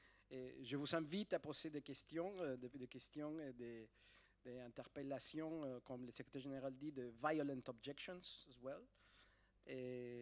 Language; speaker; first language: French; non-native, fluent; Spanish